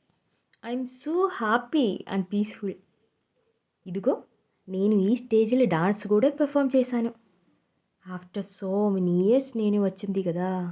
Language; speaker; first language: Telugu; non-native, learner; Malayalam